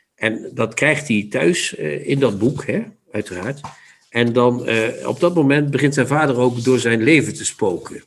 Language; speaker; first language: Dutch; native; Dutch